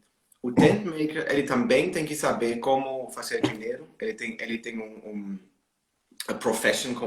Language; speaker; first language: Portuguese; non-native, learner; German